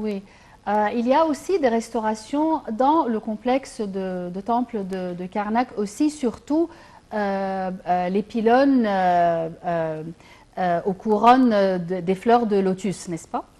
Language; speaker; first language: French; non-native, local second language; Arabic